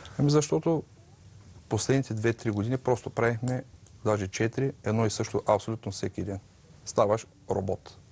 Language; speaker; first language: Bulgarian; native; Bulgarian